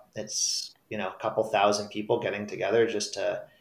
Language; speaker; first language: English; native; English